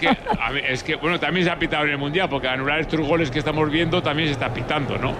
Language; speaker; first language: Spanish; native; Spanish